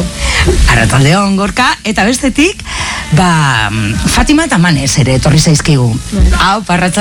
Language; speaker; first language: Basque; native; Basque